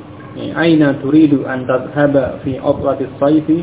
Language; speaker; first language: Arabic; non-native, fluent; Indonesian